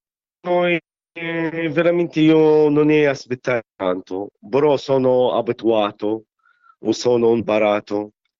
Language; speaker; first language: Italian; non-native, learner; Arabic